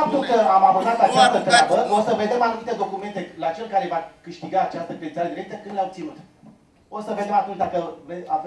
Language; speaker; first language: Romanian; native; Romanian